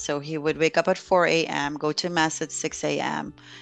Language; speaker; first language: English; non-native, local second language; Filipino